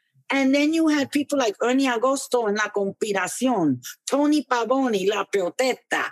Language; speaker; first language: English; early bilingual, other home language; Spanish